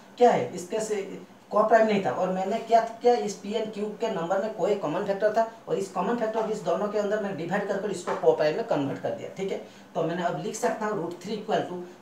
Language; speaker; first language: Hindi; non-native, local second language; Bangla